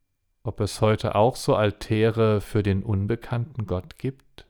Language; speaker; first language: German; native; German